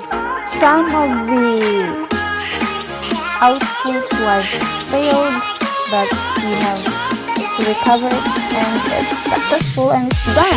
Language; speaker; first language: English; non-native, learner; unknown